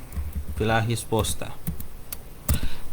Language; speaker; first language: Portuguese; non-native, learner; Haitian Creole